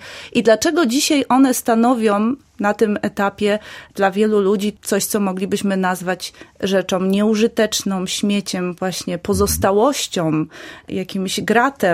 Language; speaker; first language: Polish; native; Polish